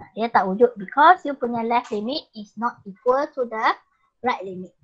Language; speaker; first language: English; non-native, local second language; Malay